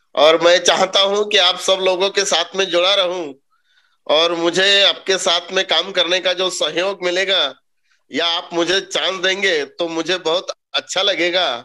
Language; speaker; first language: Hindi; non-native, local second language; Marathi